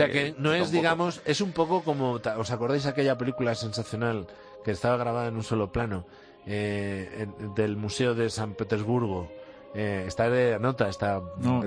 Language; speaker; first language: Spanish; native; Spanish